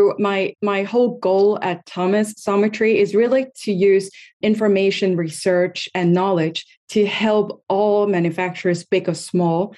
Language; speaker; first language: English; non-native, local second language; Cantonese